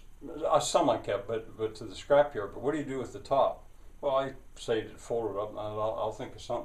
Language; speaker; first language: English; native; English